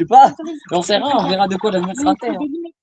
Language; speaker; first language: French; native; French